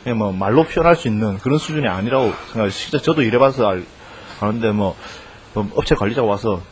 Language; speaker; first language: Korean; native; Korean